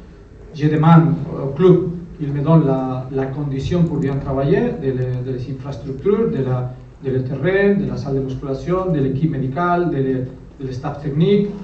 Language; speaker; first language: French; non-native, learner; Spanish